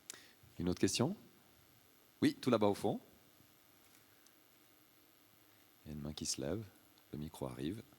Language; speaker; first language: French; native; French